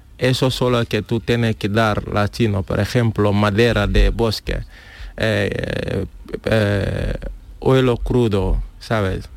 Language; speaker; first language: Spanish; non-native, learner; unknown